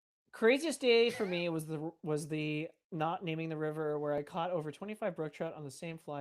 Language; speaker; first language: English; native; English